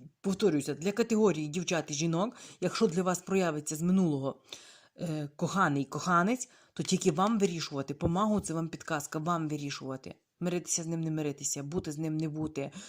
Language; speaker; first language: Ukrainian; native; Ukrainian